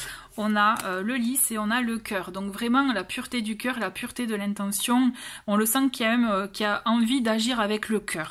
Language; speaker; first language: French; native; French